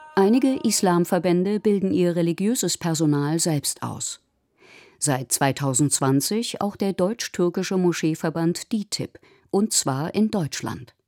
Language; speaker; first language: German; native; German